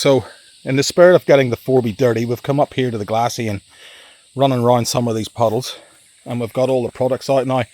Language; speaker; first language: English; native; English